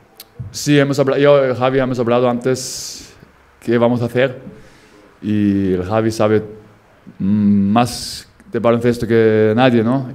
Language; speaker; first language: Spanish; non-native, fluent; German